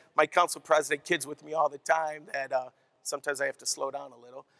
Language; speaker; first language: English; native; English